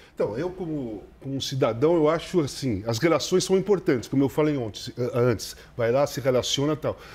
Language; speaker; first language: Portuguese; native; Portuguese